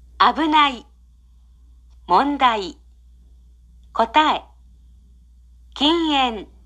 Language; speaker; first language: Japanese; non-native, fluent; Indonesian